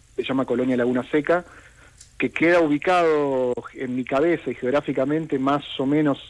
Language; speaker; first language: Spanish; native; Spanish